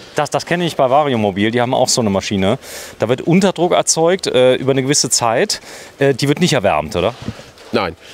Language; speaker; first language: German; native; German